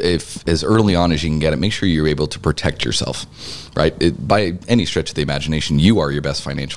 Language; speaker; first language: English; native; English